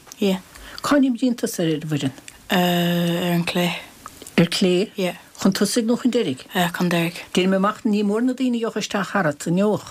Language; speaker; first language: Irish; native; Irish